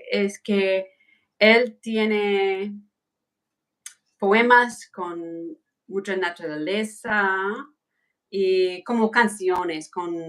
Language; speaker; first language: Spanish; non-native, fluent; English